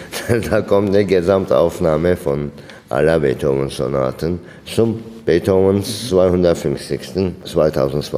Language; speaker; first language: German; non-native, fluent; Turkish